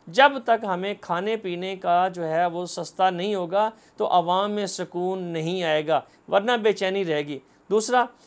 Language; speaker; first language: Urdu; non-native, local second language; Punjabi